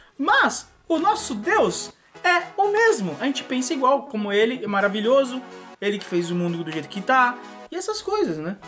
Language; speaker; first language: Portuguese; native; Portuguese